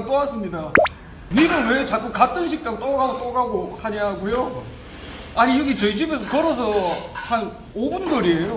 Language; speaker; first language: Korean; native; Korean